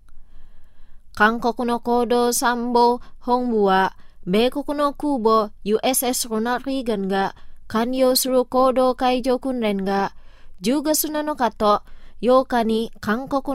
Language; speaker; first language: Japanese; non-native, fluent; Indonesian